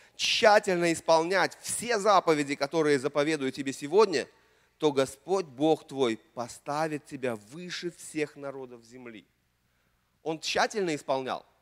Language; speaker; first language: Russian; native; Russian